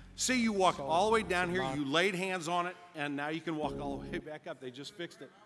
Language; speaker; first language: English; native; English